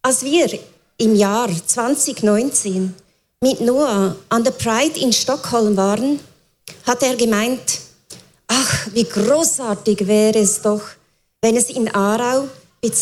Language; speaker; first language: German; native; German